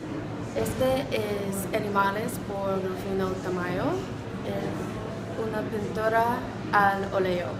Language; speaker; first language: Spanish; non-native, learner; English